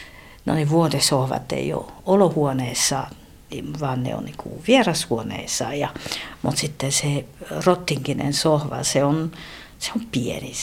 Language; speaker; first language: Finnish; non-native, fluent; French